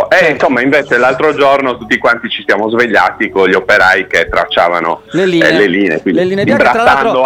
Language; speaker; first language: Italian; native; Italian